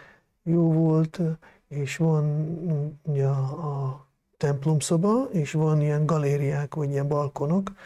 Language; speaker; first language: Hungarian; non-native, local second language; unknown